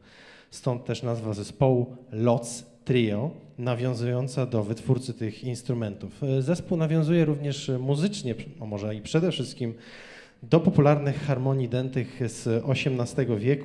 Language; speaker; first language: Polish; native; Polish